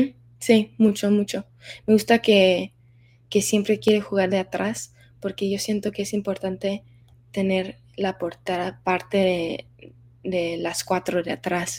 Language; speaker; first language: Spanish; early bilingual, heritage; Spanish